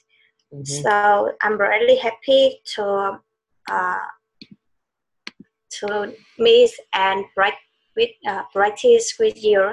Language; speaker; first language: English; non-native, learner; Vietnamese